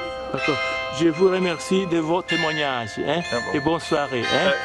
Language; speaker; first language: French; native; French